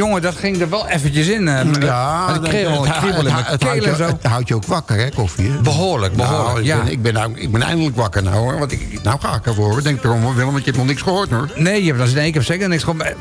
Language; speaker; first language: Dutch; native; Dutch